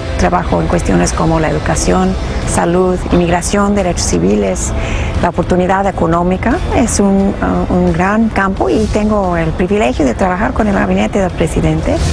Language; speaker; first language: Spanish; early bilingual, heritage; Spanish